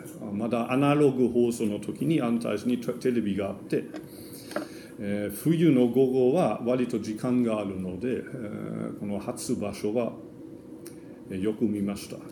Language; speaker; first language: Japanese; non-native, fluent; German